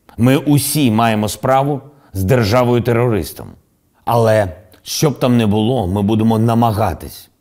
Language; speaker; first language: Ukrainian; non-native, local second language; Russian